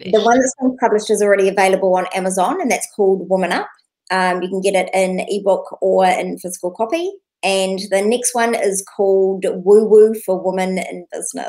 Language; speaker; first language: English; native; English